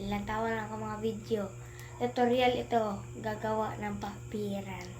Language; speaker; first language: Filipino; non-native, local second language; Cebuano